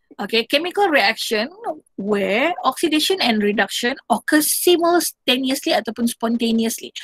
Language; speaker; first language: English; non-native, local second language; Malay